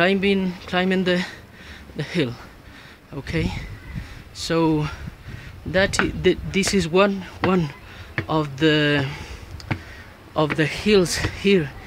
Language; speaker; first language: English; non-native, learner; Spanish